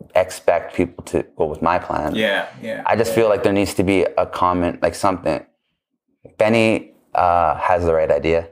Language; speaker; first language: English; native; English